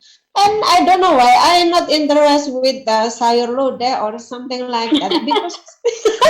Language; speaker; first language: English; non-native, learner; Indonesian